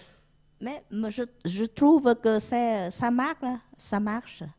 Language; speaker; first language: French; non-native, learner; Vietnamese